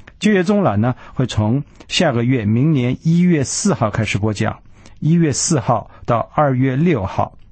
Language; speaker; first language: Chinese; early bilingual, heritage; Chinese